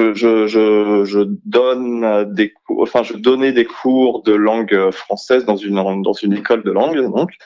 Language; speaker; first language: French; native; French